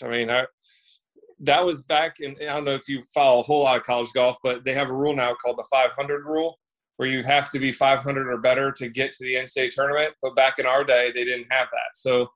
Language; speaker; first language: English; native; English